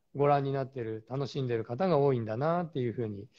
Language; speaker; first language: Japanese; native; Japanese